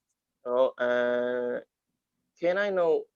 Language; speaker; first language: English; non-native, learner; Indonesian